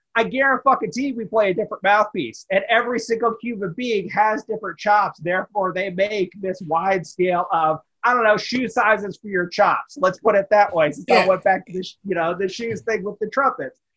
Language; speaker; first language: English; native; English